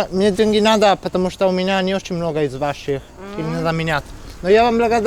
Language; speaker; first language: Russian; non-native, fluent; Italian